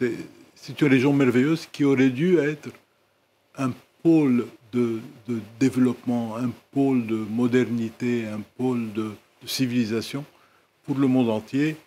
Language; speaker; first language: French; non-native, local second language; Arabic